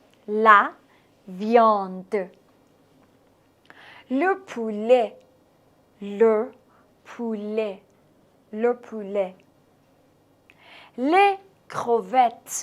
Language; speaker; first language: French; non-native, fluent; Persian